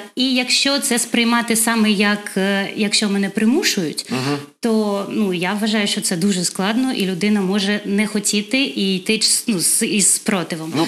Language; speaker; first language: Ukrainian; non-native, local second language; Russian